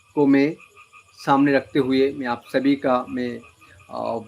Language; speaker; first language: Hindi; non-native, local second language; Bangla